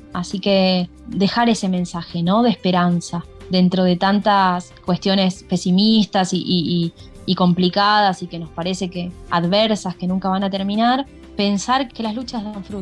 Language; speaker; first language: Spanish; native; Spanish